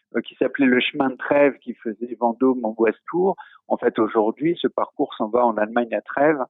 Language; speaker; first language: French; native; French